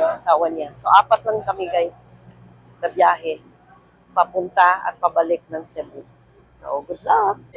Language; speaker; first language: Filipino; non-native, local second language; Cebuano